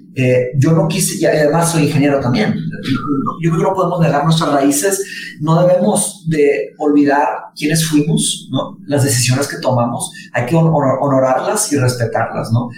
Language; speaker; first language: Spanish; early bilingual, other home language; Portuguese